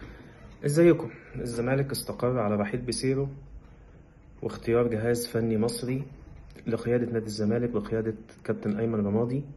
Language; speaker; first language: Arabic; native; Arabic